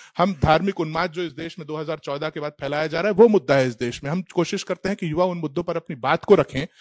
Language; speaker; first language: Hindi; native; Hindi